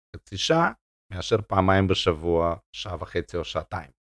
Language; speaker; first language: Hebrew; non-native, fluent; Russian